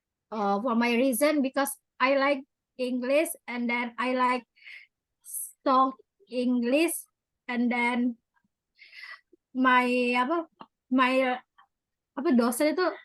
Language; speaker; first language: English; non-native, learner; Indonesian